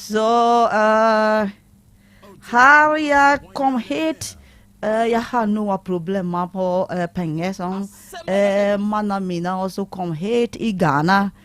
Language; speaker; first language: Norwegian; non-native, learner; Akan